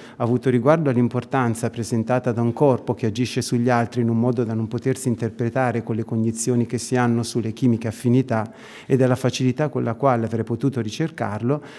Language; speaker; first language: Italian; native; Italian